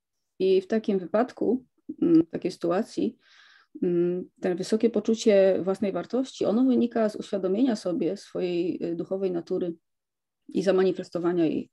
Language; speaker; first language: Polish; native; Polish